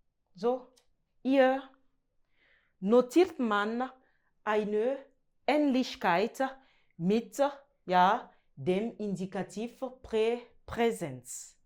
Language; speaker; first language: German; non-native, fluent; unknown